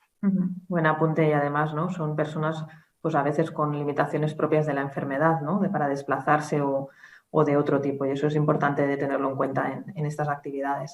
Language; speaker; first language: Spanish; native; Spanish